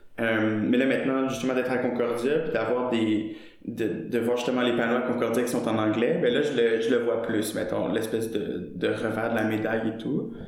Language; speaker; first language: French; native; French